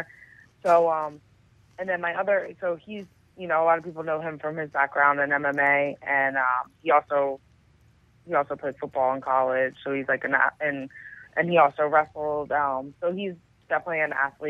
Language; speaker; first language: English; native; English